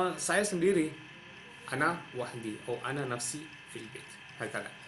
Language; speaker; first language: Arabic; non-native, learner; Javanese